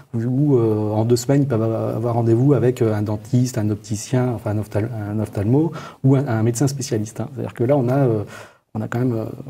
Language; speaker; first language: French; native; French